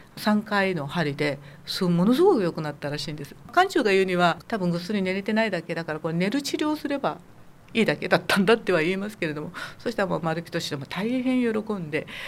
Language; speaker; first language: Japanese; native; Japanese